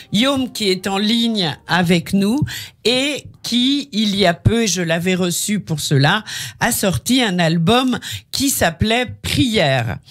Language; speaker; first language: French; native; French